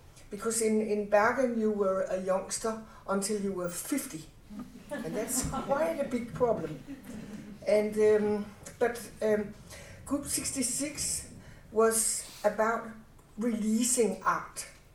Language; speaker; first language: English; non-native, fluent; Danish